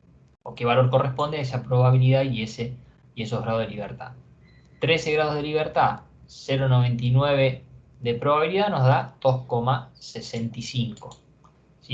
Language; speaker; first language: Spanish; native; Spanish